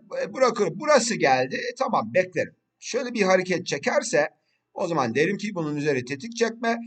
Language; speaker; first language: Turkish; early bilingual, heritage; Turkish